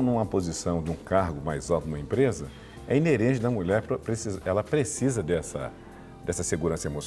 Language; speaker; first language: Portuguese; native; Portuguese